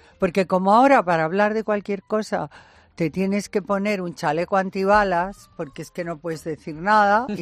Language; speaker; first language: Spanish; native; Spanish